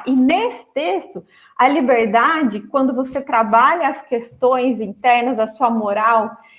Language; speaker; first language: Portuguese; native; Portuguese